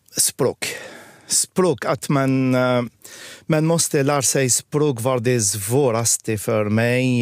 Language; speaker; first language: Swedish; non-native, fluent; Arabic